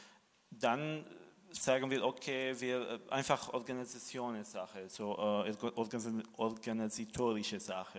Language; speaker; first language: German; non-native, fluent; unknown